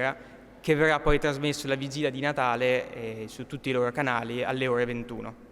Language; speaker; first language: Italian; native; Italian